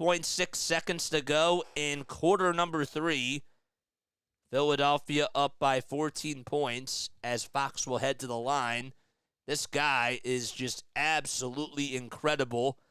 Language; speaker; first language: English; native; English